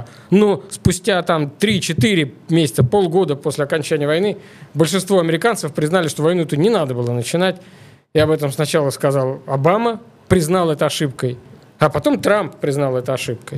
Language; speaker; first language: Russian; native; Russian